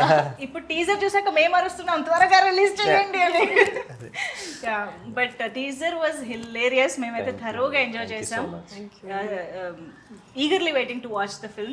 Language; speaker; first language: Telugu; native; Telugu